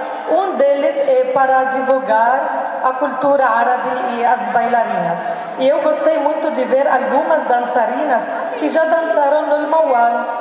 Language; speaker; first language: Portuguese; non-native, learner; Arabic